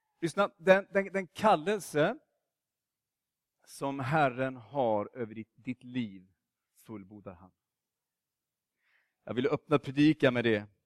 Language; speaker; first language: Swedish; native; Swedish